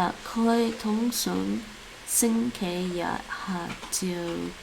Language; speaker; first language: Chinese; non-native, learner; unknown